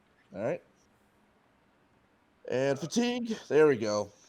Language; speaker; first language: English; native; English